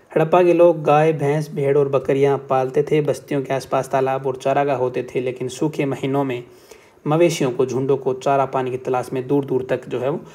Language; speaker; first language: Hindi; native; Hindi